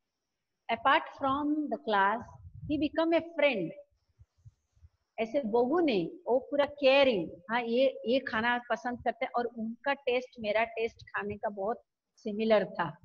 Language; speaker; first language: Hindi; non-native, local second language; Odia